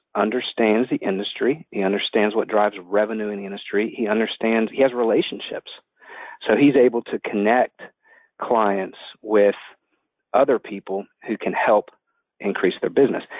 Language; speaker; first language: English; native; English